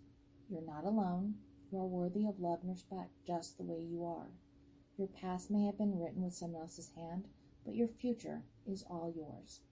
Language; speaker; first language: English; native; English